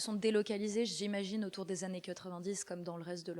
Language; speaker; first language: French; native; French